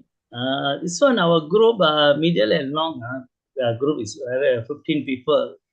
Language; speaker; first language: English; non-native, learner; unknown